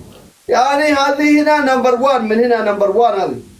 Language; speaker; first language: Arabic; non-native, learner; Oromo